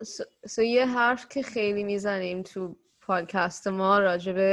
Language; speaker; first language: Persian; early bilingual, heritage; Persian